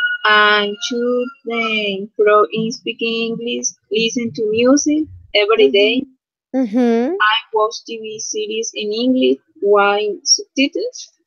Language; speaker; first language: English; non-native, learner; Spanish